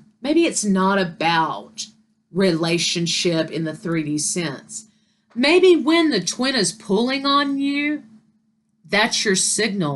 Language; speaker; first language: English; native; English